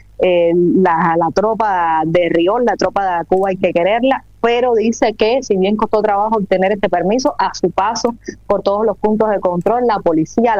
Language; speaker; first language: Spanish; native; Spanish